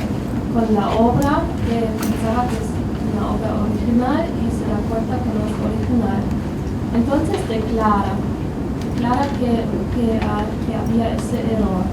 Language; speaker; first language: Spanish; non-native, fluent; German